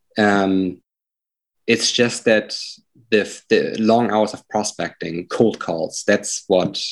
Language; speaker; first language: English; non-native, fluent; German